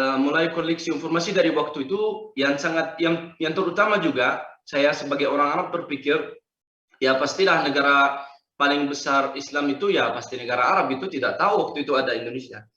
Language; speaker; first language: Indonesian; non-native, fluent; Arabic